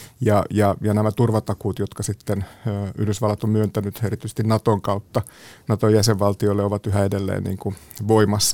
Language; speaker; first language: Finnish; native; Finnish